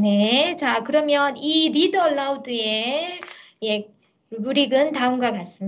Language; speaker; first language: Korean; native; Korean